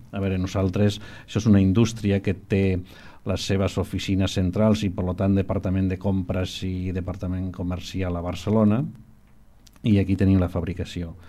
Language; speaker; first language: Catalan; non-native, local second language; Spanish